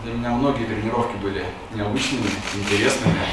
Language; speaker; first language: Russian; native; Russian